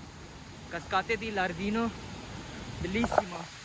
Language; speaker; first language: Italian; non-native, learner; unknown